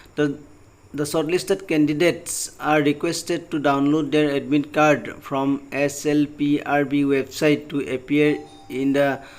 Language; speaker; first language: English; non-native, local second language; Assamese